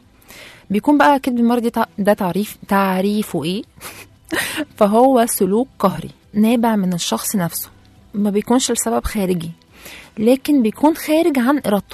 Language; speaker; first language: Arabic; native; Arabic